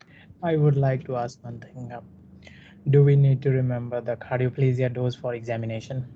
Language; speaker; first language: English; non-native, fluent; Thai